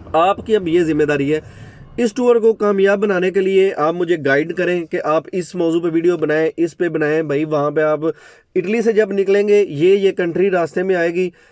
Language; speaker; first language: Urdu; non-native, local second language; Punjabi